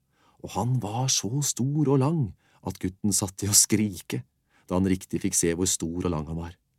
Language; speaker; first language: Norwegian; native; Norwegian